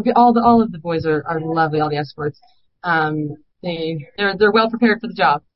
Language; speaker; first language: English; native; English